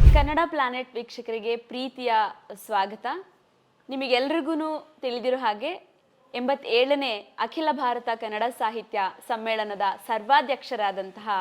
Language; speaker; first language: Kannada; native; Kannada